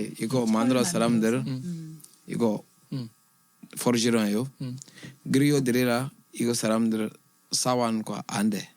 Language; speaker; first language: Korean; non-native, learner; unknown